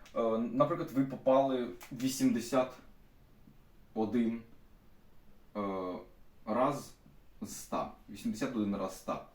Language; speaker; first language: Ukrainian; non-native, local second language; Russian